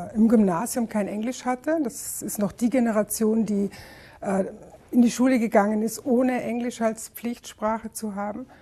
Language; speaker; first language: German; native; German